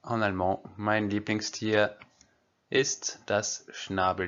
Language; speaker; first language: German; non-native, fluent; French